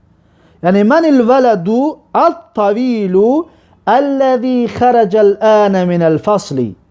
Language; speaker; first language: Arabic; non-native, fluent; Persian